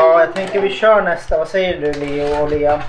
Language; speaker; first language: Swedish; native; Swedish